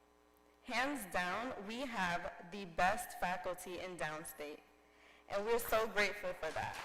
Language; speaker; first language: English; native; English